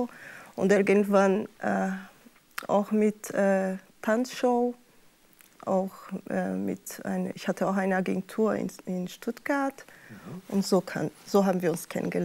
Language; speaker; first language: German; non-native, fluent; Portuguese